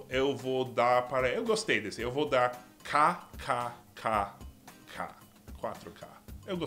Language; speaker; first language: Portuguese; non-native, fluent; English